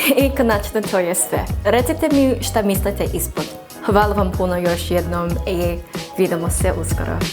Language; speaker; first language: Croatian; non-native, learner; English